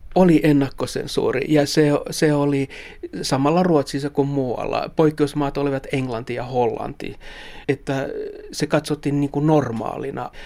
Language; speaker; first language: Finnish; non-native, local second language; Swedish